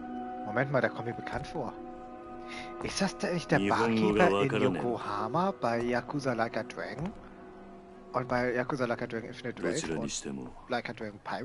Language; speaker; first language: German; native; German